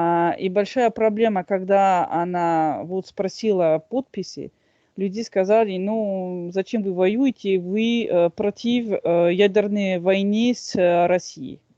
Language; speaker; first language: Russian; non-native, fluent; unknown